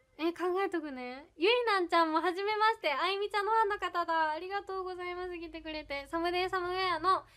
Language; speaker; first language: Japanese; native; Japanese